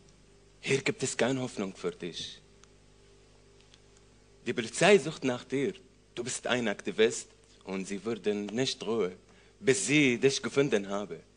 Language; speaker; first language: German; non-native, learner; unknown